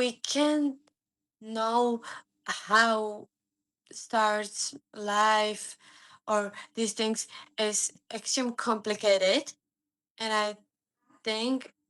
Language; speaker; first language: English; non-native, learner; Slovak